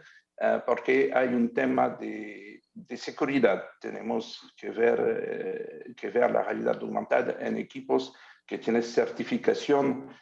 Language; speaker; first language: Spanish; non-native, learner; French